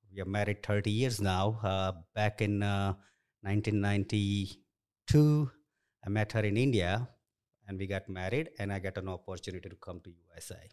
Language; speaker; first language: English; non-native, local second language; Gujarati